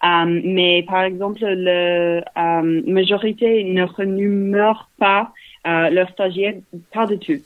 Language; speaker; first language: French; non-native, learner; English